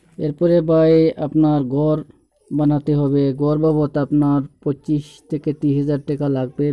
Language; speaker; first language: Bangla; native; Bangla